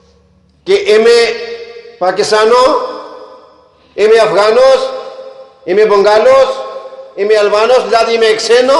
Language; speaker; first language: Greek; non-native, learner; Punjabi